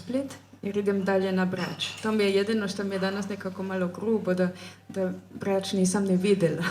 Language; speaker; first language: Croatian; early bilingual, heritage; German